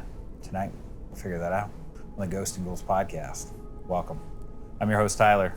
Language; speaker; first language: English; native; English